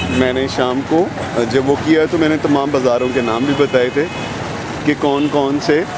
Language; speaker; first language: Urdu; non-native, local second language; Punjabi